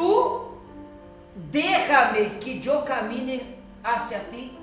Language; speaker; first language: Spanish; non-native, fluent; Portuguese